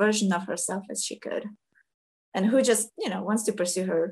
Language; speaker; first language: English; non-native, fluent; Ukrainian